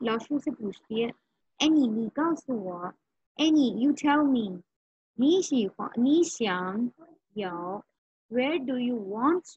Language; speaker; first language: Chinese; non-native, fluent; Urdu